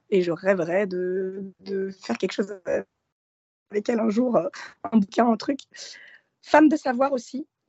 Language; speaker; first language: French; early bilingual, other home language; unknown